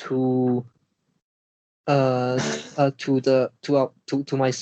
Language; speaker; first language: English; non-native, learner; Chinese